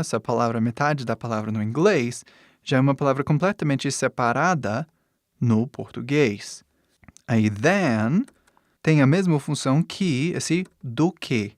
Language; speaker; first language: Portuguese; non-native, fluent; English